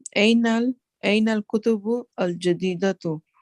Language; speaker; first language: Arabic; non-native, learner; English